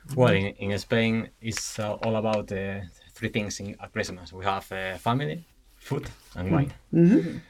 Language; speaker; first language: English; non-native, fluent; Spanish